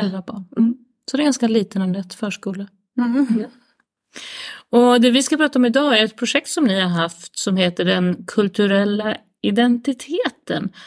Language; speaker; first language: Swedish; native; Swedish